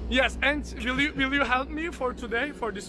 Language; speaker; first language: English; non-native, fluent; Turkish